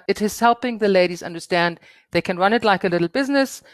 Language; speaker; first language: English; non-native, fluent; German